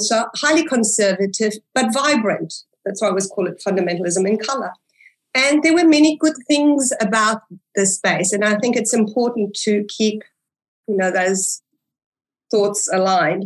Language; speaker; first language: English; early bilingual, other home language; German